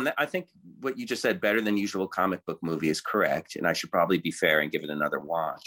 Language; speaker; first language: English; native; English